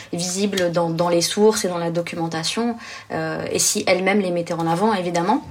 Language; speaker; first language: French; early bilingual, other home language; Arabic